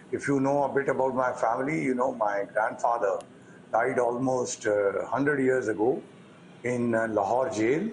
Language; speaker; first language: English; non-native, local second language; Punjabi